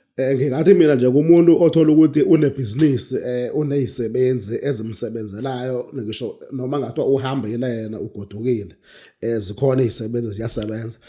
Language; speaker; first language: Zulu; native; Zulu